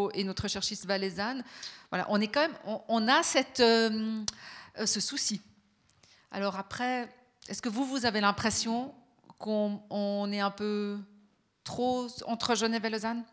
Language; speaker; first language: French; native; French